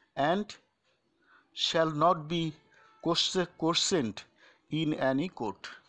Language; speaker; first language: English; non-native, local second language; Bangla